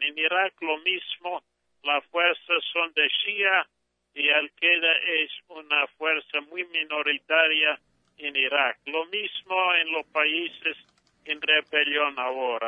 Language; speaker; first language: Spanish; non-native, fluent; English